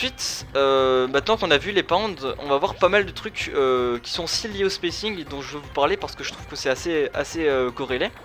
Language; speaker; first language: French; native; French